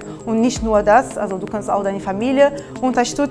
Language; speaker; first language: German; non-native, fluent; Portuguese